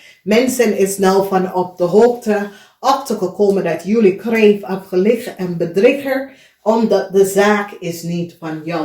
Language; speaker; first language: Dutch; non-native, learner; English